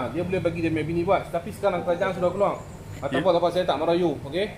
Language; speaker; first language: Malay; native; Malay